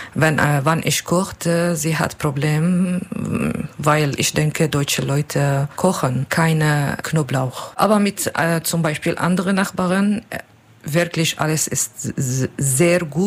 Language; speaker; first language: German; non-native, learner; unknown